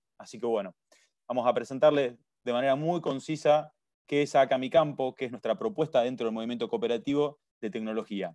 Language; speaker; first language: Spanish; native; Spanish